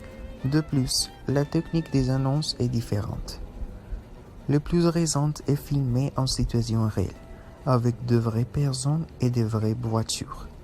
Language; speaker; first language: French; non-native, fluent; Spanish